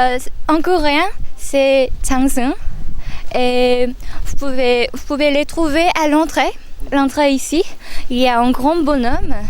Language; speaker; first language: French; non-native, fluent; Korean